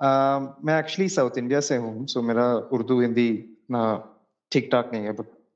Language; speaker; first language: Hindi; non-native, local second language; Malayalam